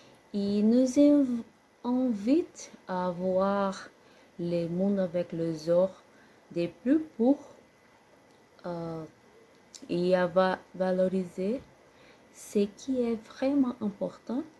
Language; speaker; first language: French; non-native, learner; Portuguese